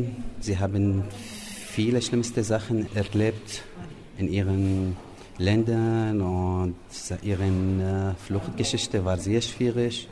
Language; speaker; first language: German; non-native, learner; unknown